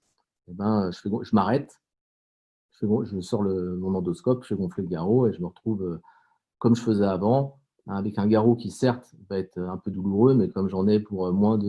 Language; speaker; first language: French; native; French